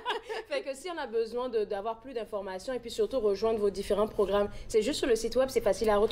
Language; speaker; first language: French; native; French